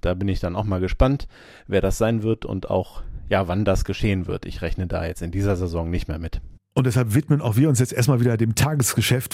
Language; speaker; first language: German; native; German